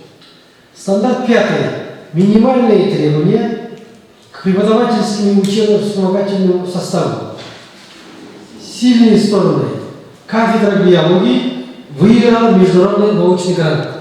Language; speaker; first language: Russian; non-native, local second language; Kazakh